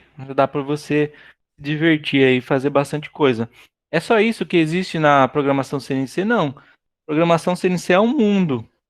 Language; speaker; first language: Portuguese; native; Portuguese